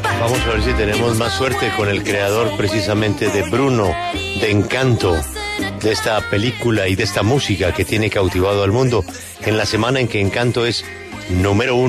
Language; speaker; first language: Spanish; native; Spanish